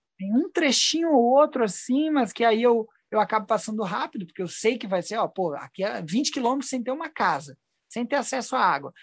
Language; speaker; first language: Portuguese; native; Portuguese